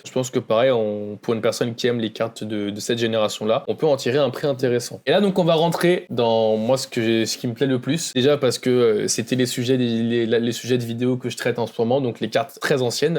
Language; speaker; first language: French; native; French